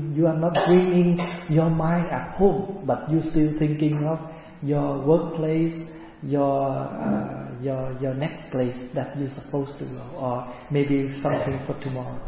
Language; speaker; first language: English; non-native, fluent; Vietnamese